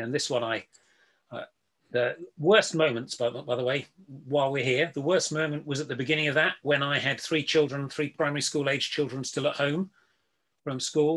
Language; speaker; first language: English; native; English